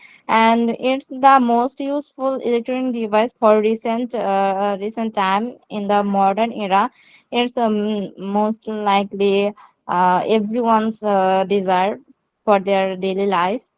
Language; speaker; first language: English; non-native, learner; Bangla